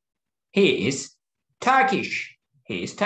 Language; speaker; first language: English; non-native, fluent; Turkish